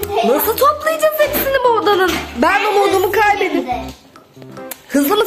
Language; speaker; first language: Turkish; native; Turkish